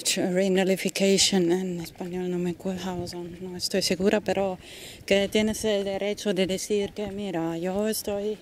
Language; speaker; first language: Spanish; non-native, fluent; German